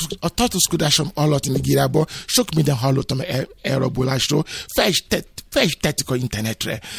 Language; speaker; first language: Hungarian; non-native, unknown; Yoruba